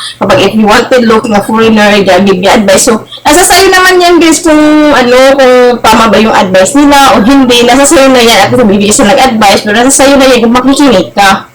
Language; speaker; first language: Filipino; non-native, local second language; Cebuano